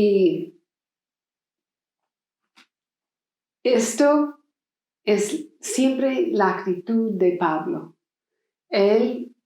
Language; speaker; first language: Spanish; non-native, fluent; English